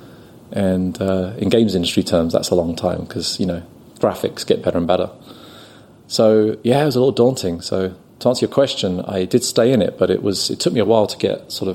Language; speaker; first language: English; native; English